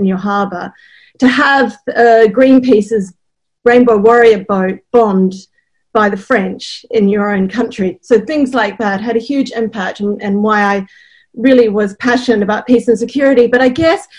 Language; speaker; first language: English; native; English